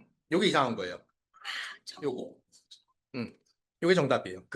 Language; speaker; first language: Korean; native; Korean